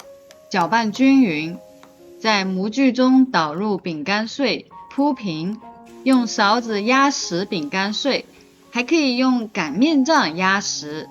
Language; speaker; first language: Chinese; native; Chinese